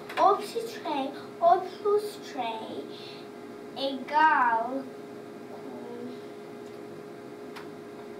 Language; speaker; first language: Romanian; early bilingual, heritage; English